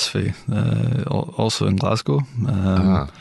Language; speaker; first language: English; native; English